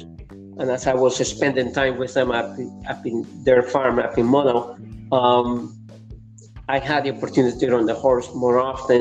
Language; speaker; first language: English; non-native, fluent; Spanish